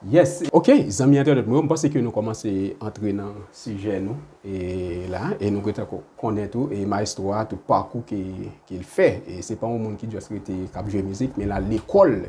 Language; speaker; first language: French; non-native, local second language; Haitian Creole